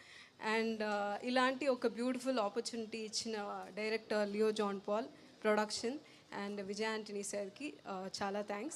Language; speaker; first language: Telugu; non-native, local second language; Tamil